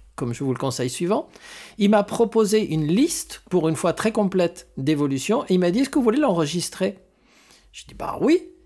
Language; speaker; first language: French; non-native, fluent; Spanish